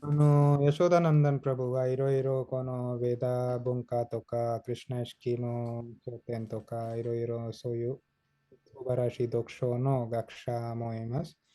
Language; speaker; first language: Japanese; non-native, fluent; Hindi